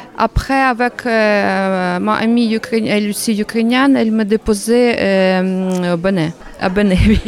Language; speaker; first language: French; non-native, learner; Ukrainian